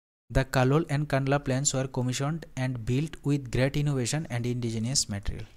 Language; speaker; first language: English; non-native, local second language; Bangla